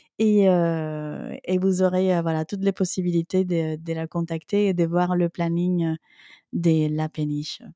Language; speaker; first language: French; native; French